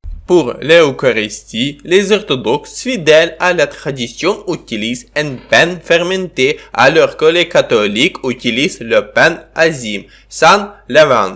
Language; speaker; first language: French; non-native, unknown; Ukrainian